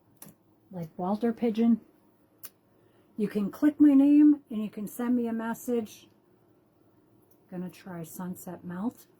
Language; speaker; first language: English; native; English